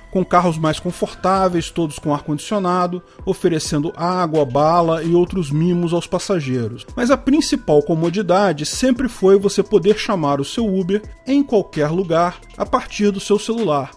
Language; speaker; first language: Portuguese; native; Portuguese